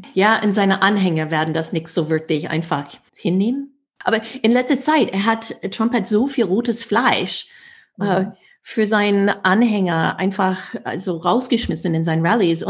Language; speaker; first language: German; non-native, fluent; English